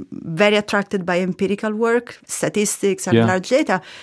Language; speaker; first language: English; non-native, fluent; Italian